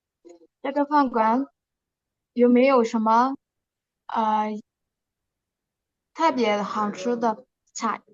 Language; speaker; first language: Chinese; non-native, learner; Burmese